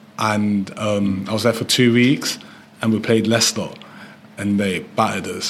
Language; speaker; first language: English; early bilingual, other home language; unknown